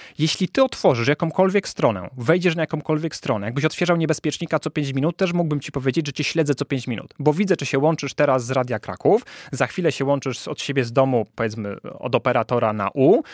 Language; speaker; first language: Polish; native; Polish